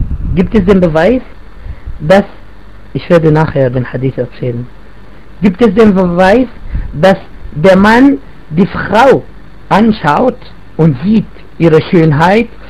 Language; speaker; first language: German; non-native, fluent; Arabic